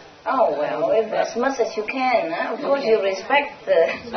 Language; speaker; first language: English; non-native, fluent; Vietnamese